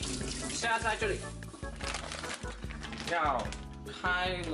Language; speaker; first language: Chinese; non-native, learner; English